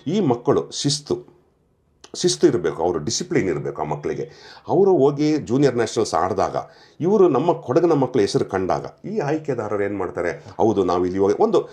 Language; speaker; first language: Kannada; non-native, local second language; Kodava